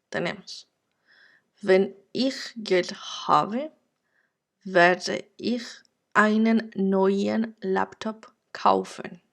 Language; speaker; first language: German; non-native, fluent; Spanish